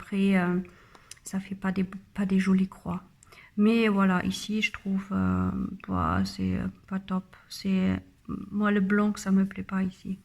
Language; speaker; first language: French; non-native, learner; German